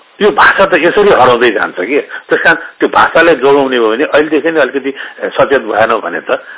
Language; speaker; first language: Nepali; non-native, local second language; Newari